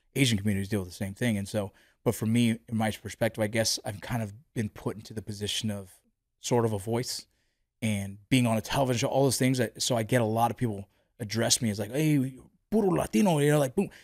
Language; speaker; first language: English; early bilingual, other home language; Spanish